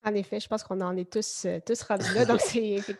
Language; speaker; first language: French; native; French